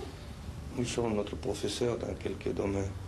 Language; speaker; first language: French; non-native, fluent; Spanish